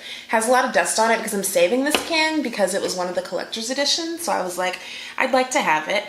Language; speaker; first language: English; native; English